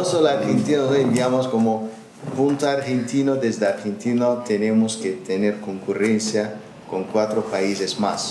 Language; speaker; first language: Spanish; non-native, learner; Azerbaijani